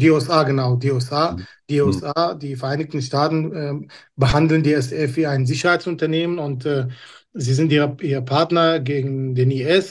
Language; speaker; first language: German; non-native, fluent; Kurdish